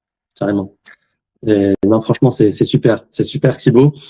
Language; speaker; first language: French; native; French